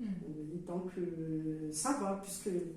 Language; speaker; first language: French; non-native, local second language; Malagasy